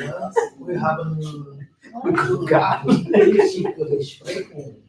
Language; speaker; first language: German; non-native, learner; Indonesian